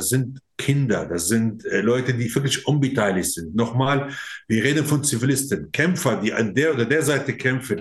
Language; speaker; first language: German; non-native, fluent; Arabic